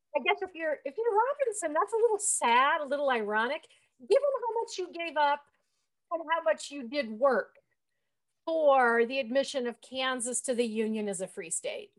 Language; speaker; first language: English; native; English